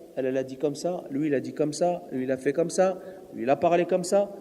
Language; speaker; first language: French; non-native, local second language; Arabic